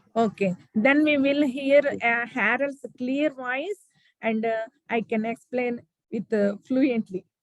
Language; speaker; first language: English; non-native, local second language; Telugu